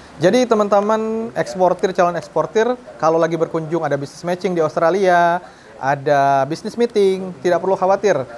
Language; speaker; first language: Indonesian; native; Indonesian